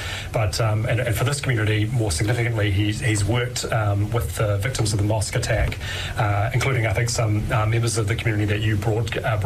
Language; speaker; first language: English; native; English